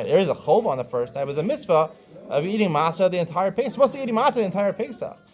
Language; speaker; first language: English; native; English